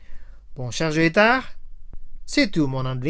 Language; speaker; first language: French; non-native, fluent; Indonesian